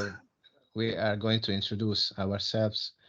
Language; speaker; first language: English; non-native, fluent; Italian